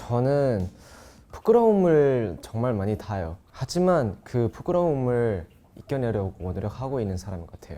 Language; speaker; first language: Korean; non-native, local second language; Thai